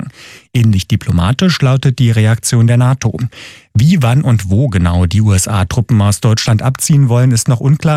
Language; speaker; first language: German; native; German